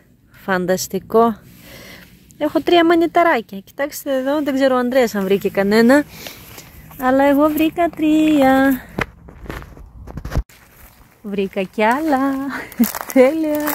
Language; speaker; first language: Greek; native; Greek